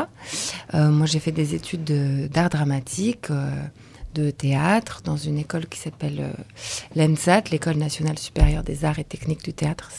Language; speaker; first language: French; early bilingual, other home language; Lithuanian